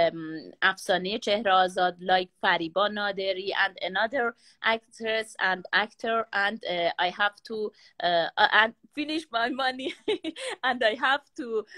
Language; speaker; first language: English; non-native, learner; Persian